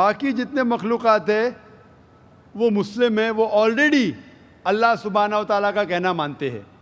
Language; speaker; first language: Hindi; native; Hindi